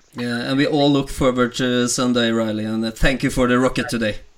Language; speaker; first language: English; non-native, learner; Norwegian